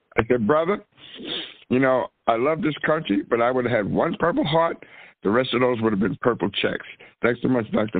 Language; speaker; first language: English; native; English